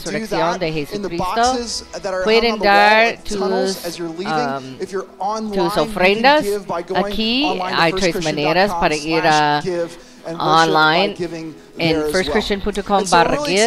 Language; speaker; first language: Spanish; non-native, learner; English